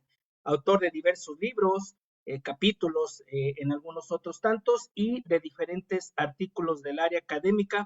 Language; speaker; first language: Spanish; native; Spanish